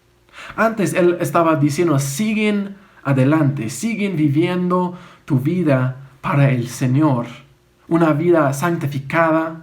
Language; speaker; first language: Spanish; non-native, fluent; English